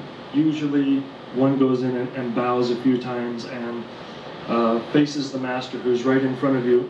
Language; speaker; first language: English; native; English